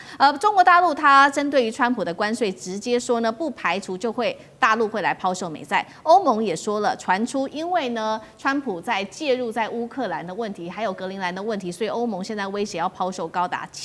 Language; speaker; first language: Chinese; native; Chinese